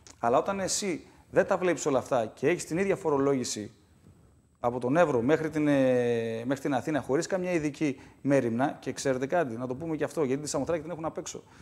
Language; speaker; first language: Greek; native; Greek